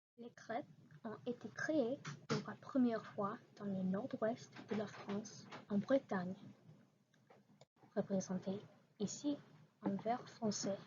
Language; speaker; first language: French; non-native, learner; English